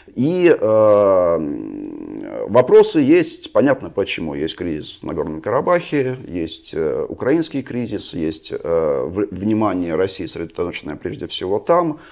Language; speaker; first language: Russian; native; Russian